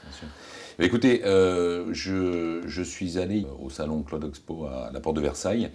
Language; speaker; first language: French; native; French